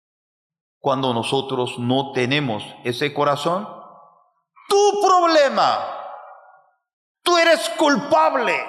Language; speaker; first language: Spanish; non-native, fluent; Korean